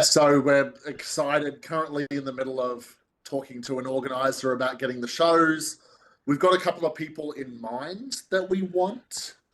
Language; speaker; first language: English; native; English